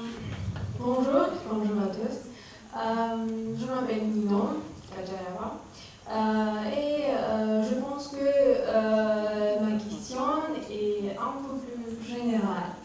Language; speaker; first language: French; non-native, fluent; Georgian